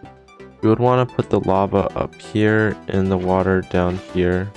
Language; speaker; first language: English; native; English